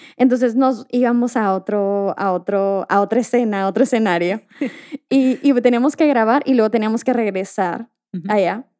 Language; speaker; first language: Spanish; native; Spanish